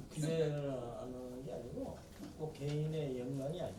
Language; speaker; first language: Korean; native; Korean